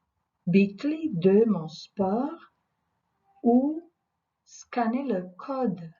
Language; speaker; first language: French; non-native, fluent; Croatian